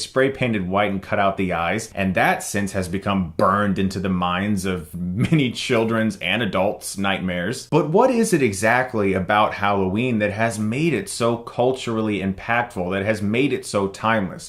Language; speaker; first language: English; native; English